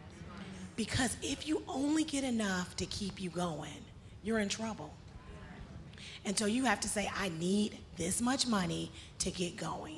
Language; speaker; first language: English; native; English